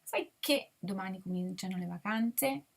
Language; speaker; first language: Italian; non-native, fluent; English